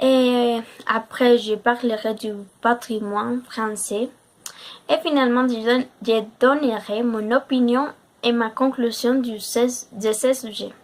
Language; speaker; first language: French; non-native, learner; Spanish